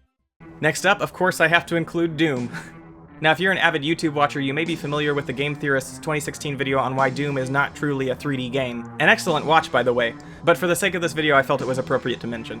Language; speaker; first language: English; native; English